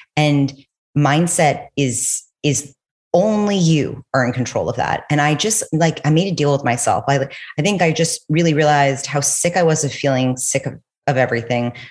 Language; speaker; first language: English; native; English